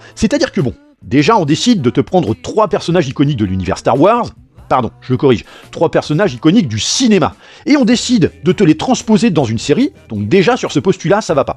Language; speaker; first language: French; native; French